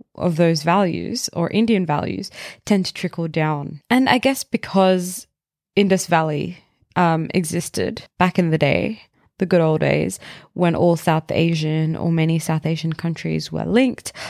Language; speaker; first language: English; early bilingual, other home language; Hindi